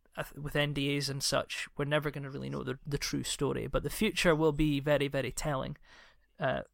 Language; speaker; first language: English; native; English